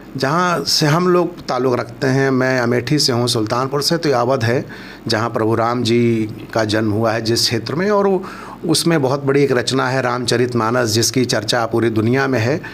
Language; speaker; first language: Hindi; non-native, local second language; Awadhi